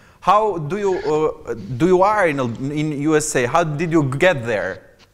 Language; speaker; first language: English; non-native, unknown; Albanian